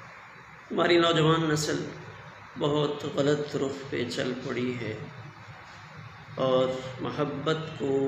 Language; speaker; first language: Urdu; native; Urdu